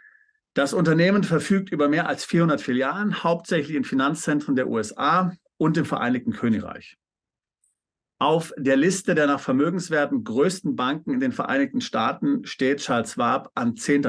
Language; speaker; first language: German; native; German